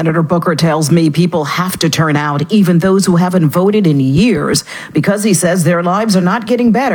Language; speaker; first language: English; native; English